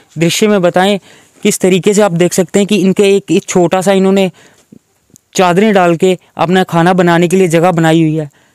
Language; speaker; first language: Hindi; non-native, local second language; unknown